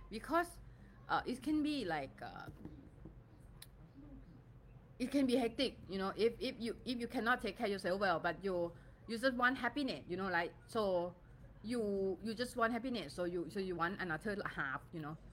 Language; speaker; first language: English; non-native, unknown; Thai